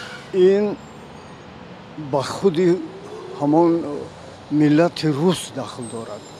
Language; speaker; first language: Persian; native; Persian